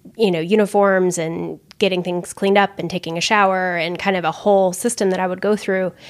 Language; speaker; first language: English; native; English